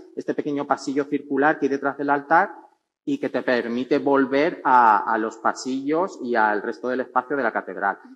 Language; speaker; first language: Spanish; native; Spanish